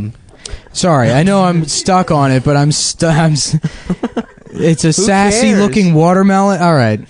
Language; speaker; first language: English; native; English